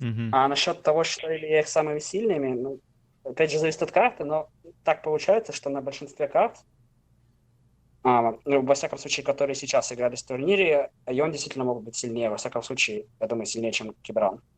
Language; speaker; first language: Russian; native; Russian